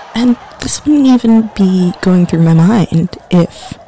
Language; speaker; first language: English; native; English